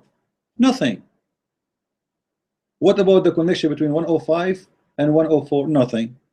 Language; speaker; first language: English; non-native, fluent; Arabic